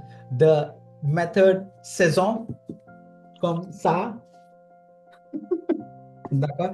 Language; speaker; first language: French; non-native, fluent; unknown